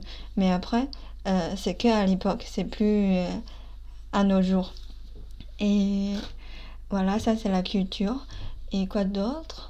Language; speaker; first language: French; non-native, fluent; Chinese